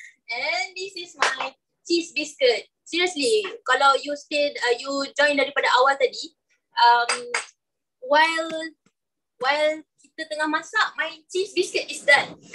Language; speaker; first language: English; non-native, local second language; Malay